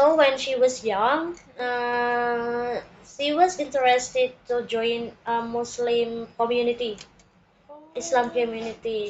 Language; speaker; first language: English; non-native, learner; Indonesian